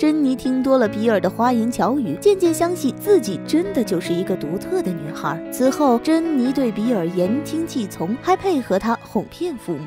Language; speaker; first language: Chinese; native; Chinese